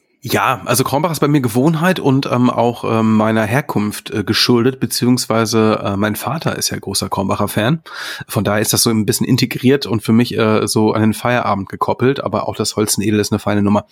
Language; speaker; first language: German; native; German